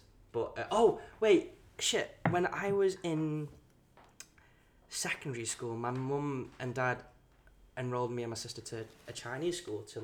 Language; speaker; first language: English; non-native, local second language; Cantonese